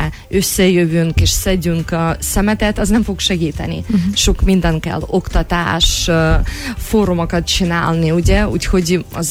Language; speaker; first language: Hungarian; non-native, learner; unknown